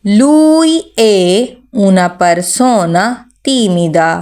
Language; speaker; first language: Italian; non-native, learner; Urdu